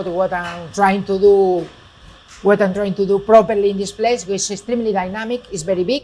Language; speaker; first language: English; non-native, fluent; Spanish